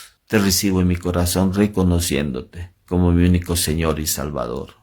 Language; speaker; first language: Spanish; native; Spanish